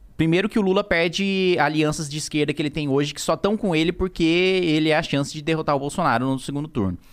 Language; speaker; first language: Portuguese; native; Portuguese